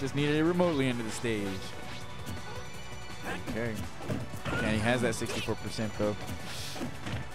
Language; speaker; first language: English; native; English